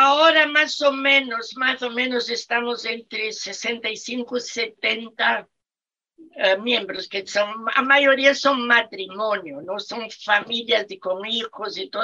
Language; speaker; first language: Spanish; non-native, fluent; Portuguese